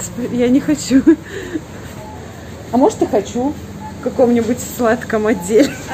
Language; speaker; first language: Russian; native; Russian